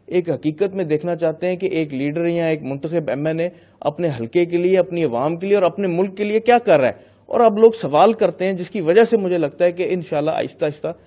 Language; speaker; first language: Urdu; non-native, local second language; Punjabi